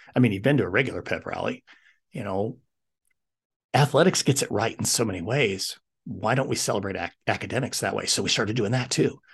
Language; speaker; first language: English; native; English